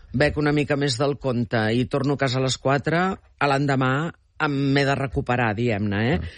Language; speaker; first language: Catalan; native; Catalan